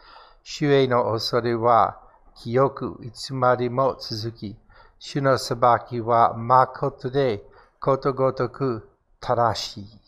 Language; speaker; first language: Japanese; non-native, fluent; English